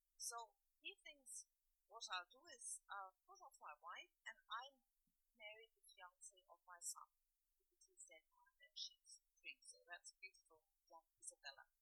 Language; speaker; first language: English; non-native, fluent; German